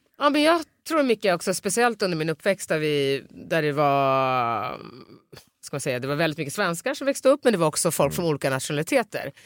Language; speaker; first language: Swedish; early bilingual, other home language; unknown